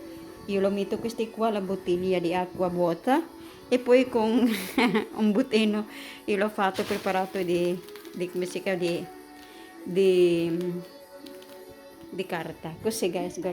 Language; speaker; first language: Italian; non-native, learner; Cebuano